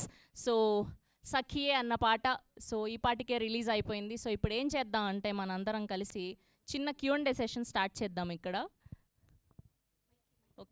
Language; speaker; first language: Telugu; native; Telugu